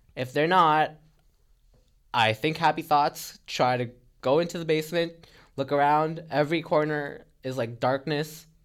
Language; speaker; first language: English; non-native, local second language; Filipino